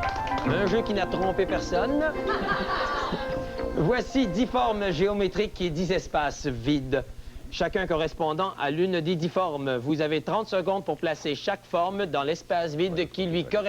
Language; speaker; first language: French; native; French